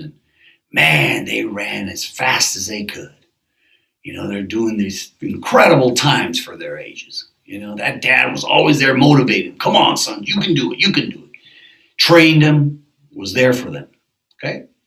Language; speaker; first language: English; early bilingual, other home language; Spanish